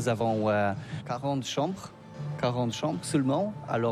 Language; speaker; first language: French; non-native, learner; Polish